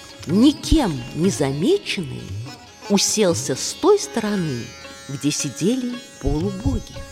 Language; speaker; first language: Russian; native; Russian